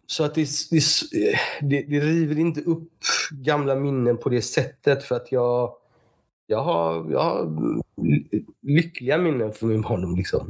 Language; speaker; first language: Swedish; early bilingual, other home language; Persian